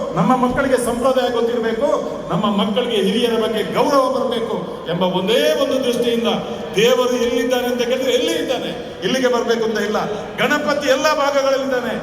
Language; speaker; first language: Kannada; non-native, local second language; Tulu